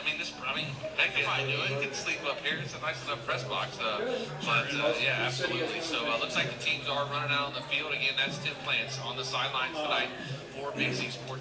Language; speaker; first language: English; native; English